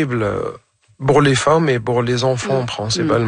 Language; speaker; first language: French; non-native, fluent; Arabic